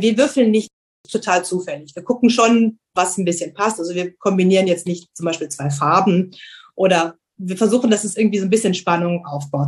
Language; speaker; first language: German; native; German